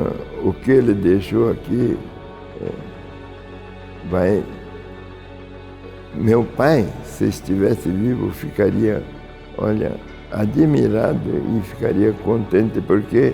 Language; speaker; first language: Portuguese; early bilingual, other home language; Japanese